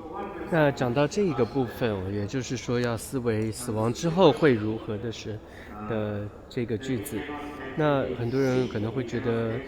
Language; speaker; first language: Chinese; native; Chinese